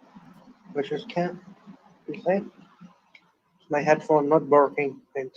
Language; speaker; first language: English; non-native, learner; Punjabi